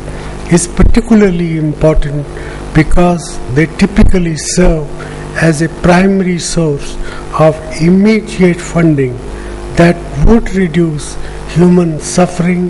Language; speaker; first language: English; non-native, local second language; Punjabi